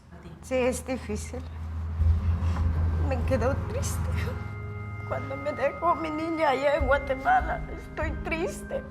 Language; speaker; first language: Spanish; non-native, local second language; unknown